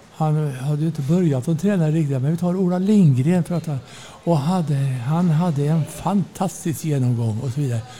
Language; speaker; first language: Swedish; native; Swedish